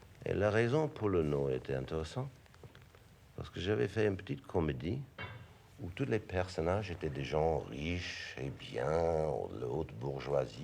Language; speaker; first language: French; non-native, fluent; English